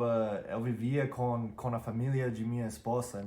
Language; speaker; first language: Portuguese; non-native, fluent; English